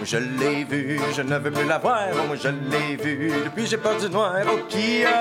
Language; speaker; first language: French; native; French